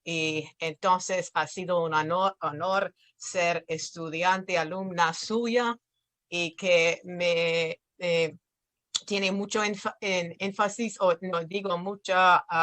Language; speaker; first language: Spanish; non-native, fluent; English